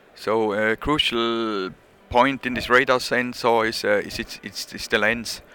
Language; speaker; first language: English; non-native, fluent; German